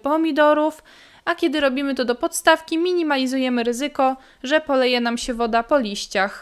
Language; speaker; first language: Polish; native; Polish